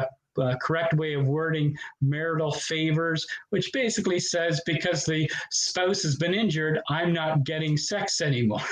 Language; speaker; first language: English; native; English